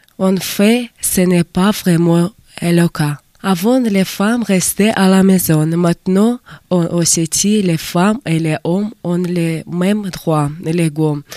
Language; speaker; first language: French; non-native, learner; Russian